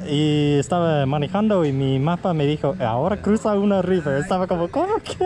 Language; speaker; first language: Spanish; non-native, learner; English